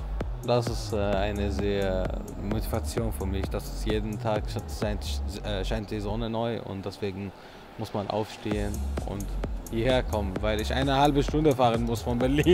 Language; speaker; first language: German; non-native, fluent; Arabic